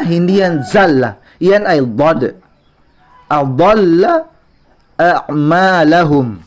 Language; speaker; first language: Filipino; non-native, local second language; Maranao